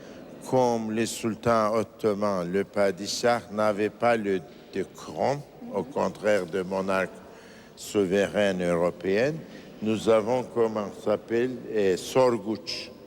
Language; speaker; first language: French; non-native, fluent; Turkish